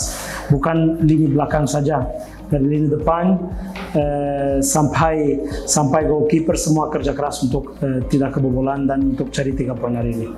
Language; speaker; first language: Indonesian; non-native, fluent; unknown